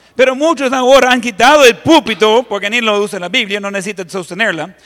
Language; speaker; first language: Spanish; non-native, fluent; English